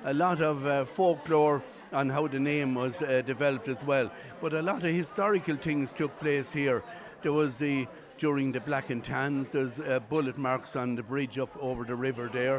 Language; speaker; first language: English; native; English